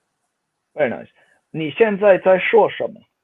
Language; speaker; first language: Chinese; non-native, fluent; Swedish